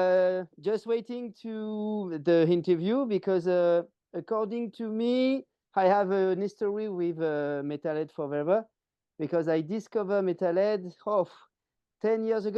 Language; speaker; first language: English; non-native, learner; French